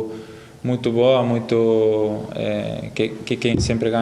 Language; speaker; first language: Portuguese; non-native, fluent; Spanish